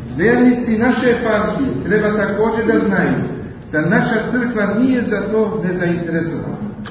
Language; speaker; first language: Croatian; native; Croatian